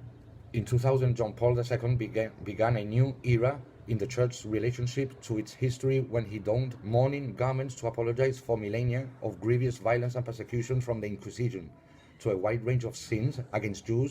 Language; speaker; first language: English; non-native, fluent; Spanish